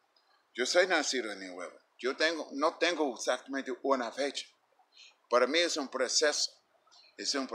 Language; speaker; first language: Spanish; non-native, fluent; English